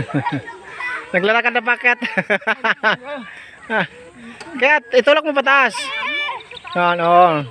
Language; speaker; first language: Filipino; native; Filipino